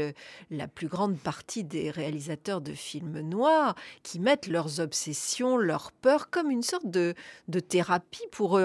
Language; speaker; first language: French; native; French